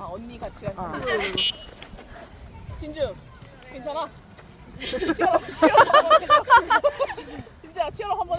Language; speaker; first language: Korean; native; Korean